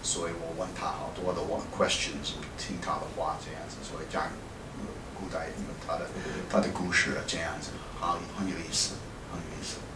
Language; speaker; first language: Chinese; non-native, fluent; English